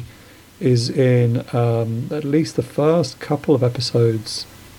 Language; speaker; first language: English; native; English